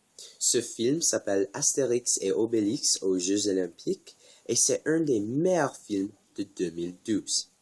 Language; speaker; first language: French; non-native, learner; English